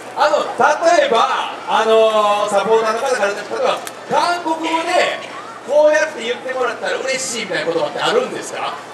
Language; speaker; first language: Japanese; native; Japanese